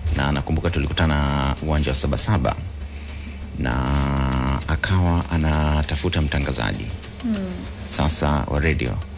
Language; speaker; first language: Swahili; native; Swahili